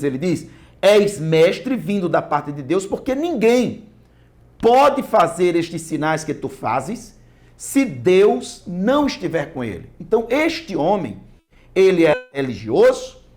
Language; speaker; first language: Portuguese; native; Portuguese